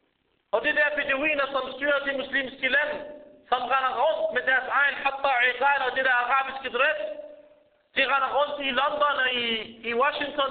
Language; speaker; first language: Danish; early bilingual, other home language; Arabic